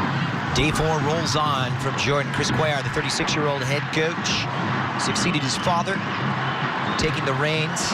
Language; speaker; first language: English; native; English